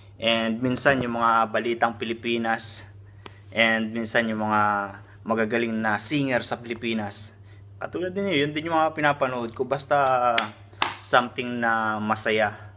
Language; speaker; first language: Filipino; native; Filipino